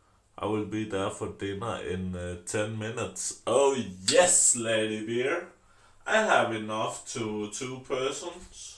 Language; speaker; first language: English; non-native, learner; Danish